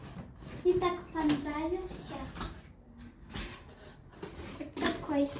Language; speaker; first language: Russian; non-native, local second language; Azerbaijani